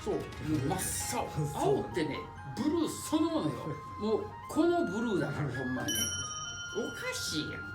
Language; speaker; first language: Japanese; native; Japanese